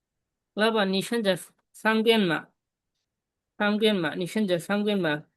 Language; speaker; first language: Chinese; non-native, fluent; Bangla